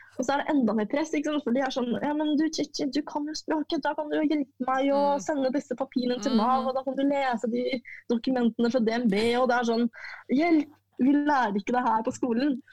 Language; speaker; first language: Norwegian; early bilingual, other home language; Chinese